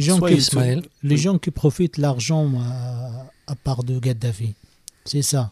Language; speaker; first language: French; non-native, learner; Arabic